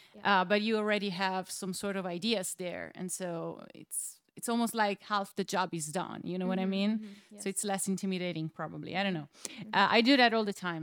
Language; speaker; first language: English; non-native, fluent; Italian